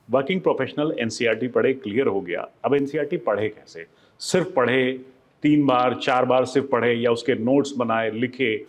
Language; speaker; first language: Hindi; native; Hindi